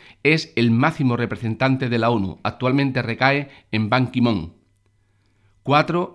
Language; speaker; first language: Spanish; native; Spanish